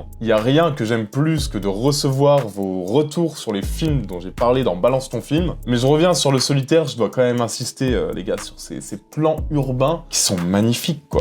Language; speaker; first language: French; native; French